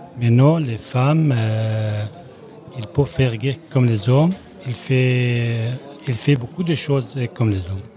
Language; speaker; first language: French; non-native, learner; Kurdish